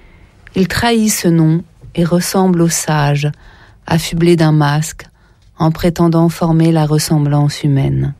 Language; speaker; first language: French; native; French